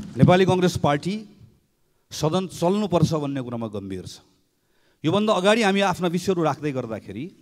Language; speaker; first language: Nepali; native; Nepali